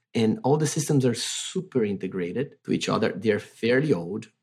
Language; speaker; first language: English; non-native, fluent; Portuguese